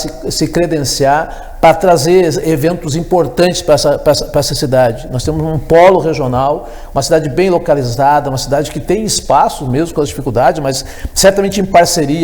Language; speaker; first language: Portuguese; native; Portuguese